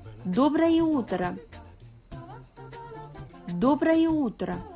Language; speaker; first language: Russian; non-native, fluent; Kazakh